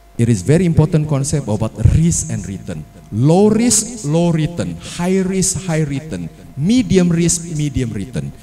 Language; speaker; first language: English; non-native, fluent; Indonesian